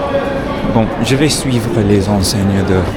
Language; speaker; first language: French; non-native, fluent; English